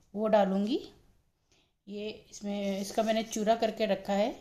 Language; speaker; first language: Hindi; non-native, local second language; Odia